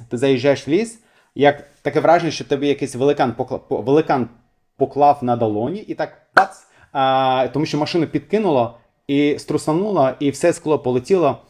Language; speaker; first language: Ukrainian; non-native, fluent; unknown